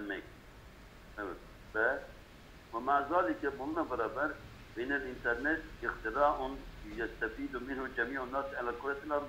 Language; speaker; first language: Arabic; non-native, fluent; Turkish